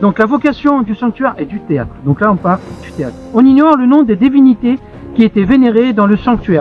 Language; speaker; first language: French; native; French